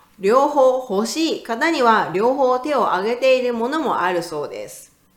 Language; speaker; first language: Japanese; native; Japanese